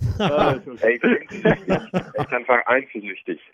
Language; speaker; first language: German; non-native, fluent; French